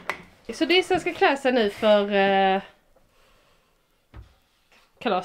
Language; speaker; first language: Swedish; native; Swedish